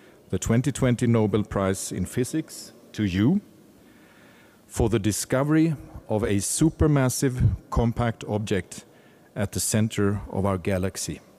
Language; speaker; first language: English; non-native, fluent; Swedish